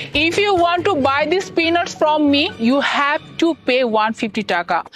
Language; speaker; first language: English; non-native, local second language; Bangla